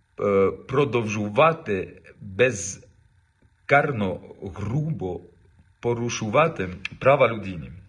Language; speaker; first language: Ukrainian; non-native, learner; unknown